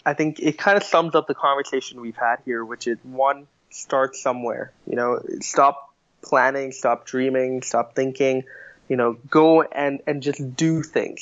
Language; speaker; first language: English; native; English